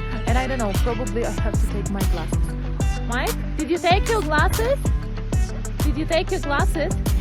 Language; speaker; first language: English; non-native, learner; Ukrainian